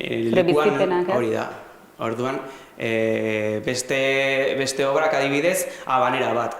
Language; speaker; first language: Basque; non-native, local second language; Spanish